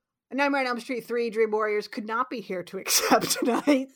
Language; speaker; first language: English; native; English